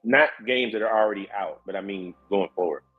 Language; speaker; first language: English; native; English